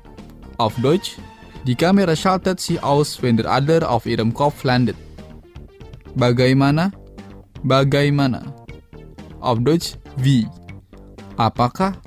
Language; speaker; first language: German; non-native, fluent; Indonesian